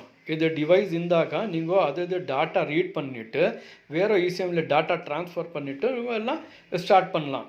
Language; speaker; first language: Tamil; non-native, local second language; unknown